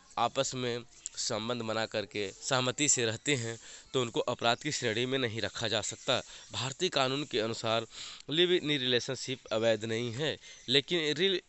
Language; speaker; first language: Hindi; native; Hindi